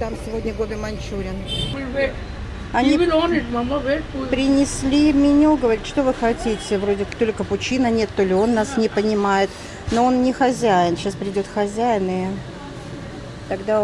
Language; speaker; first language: Russian; native; Russian